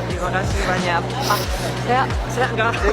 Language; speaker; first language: Indonesian; non-native, learner; Japanese